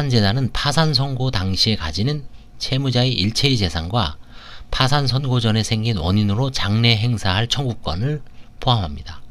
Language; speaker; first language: Korean; native; Korean